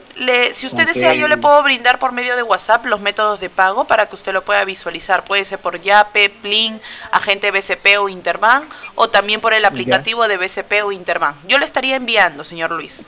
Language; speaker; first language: Spanish; native; Spanish